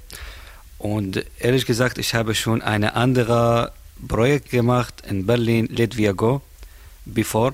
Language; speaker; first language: German; non-native, learner; Arabic